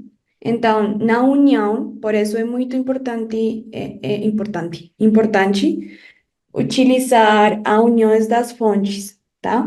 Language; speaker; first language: Portuguese; non-native, fluent; Spanish